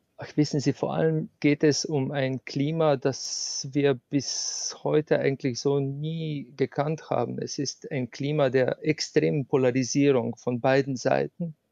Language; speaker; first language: German; non-native, fluent; Slovenian